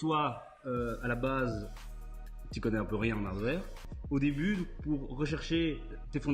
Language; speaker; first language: French; native; French